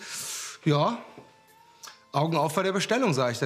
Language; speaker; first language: German; native; German